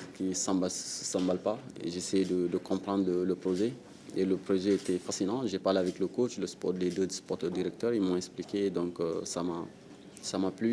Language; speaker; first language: French; non-native, local second language; Wolof